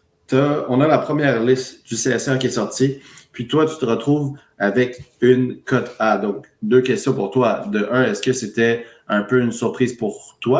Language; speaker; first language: French; native; French